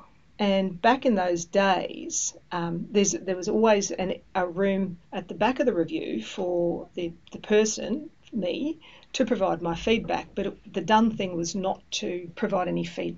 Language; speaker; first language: English; early bilingual, other home language; Greek